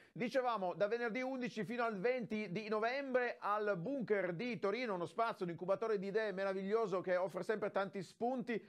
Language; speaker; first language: Italian; native; Italian